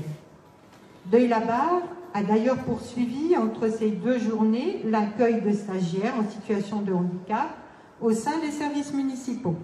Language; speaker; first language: French; native; French